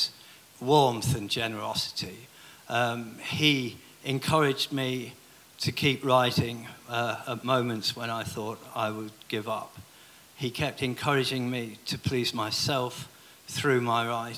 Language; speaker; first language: English; native; English